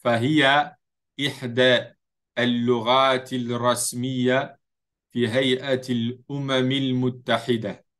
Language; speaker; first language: Arabic; non-native, fluent; French